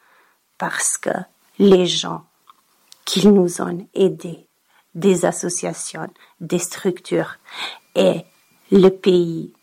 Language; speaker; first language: French; non-native, learner; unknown